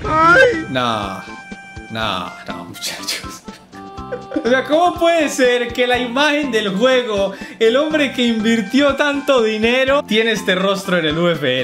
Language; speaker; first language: Spanish; native; Spanish